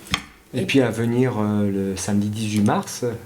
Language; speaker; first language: French; native; French